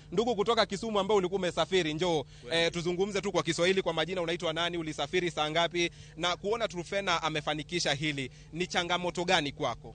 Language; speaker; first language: Swahili; native; Swahili